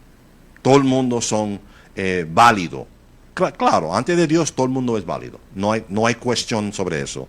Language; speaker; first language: Spanish; native; Spanish